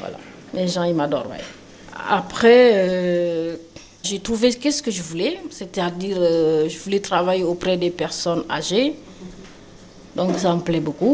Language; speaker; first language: French; non-native, local second language; Wolof